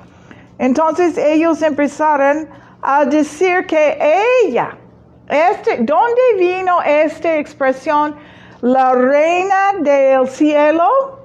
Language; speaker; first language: Spanish; non-native, fluent; English